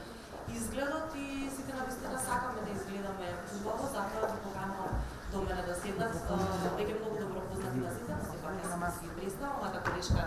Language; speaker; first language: Macedonian; native; Macedonian